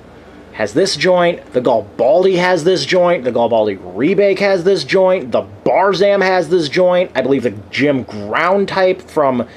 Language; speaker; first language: English; native; English